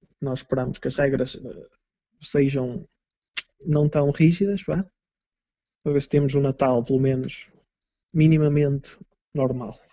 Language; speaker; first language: Portuguese; native; Portuguese